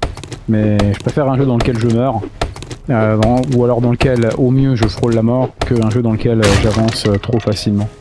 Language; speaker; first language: French; native; French